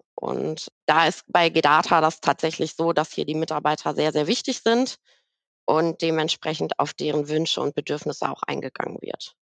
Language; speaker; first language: German; native; German